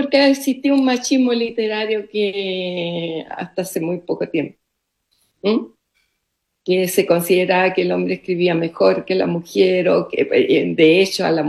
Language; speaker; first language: Spanish; native; Spanish